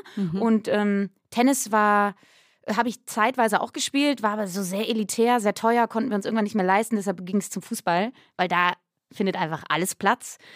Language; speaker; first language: German; native; German